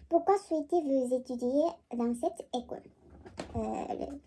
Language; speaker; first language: French; non-native, learner; Korean